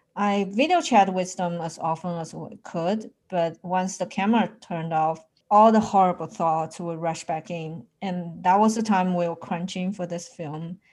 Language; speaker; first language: English; non-native, fluent; Chinese